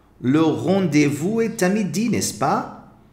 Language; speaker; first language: French; non-native, fluent; Portuguese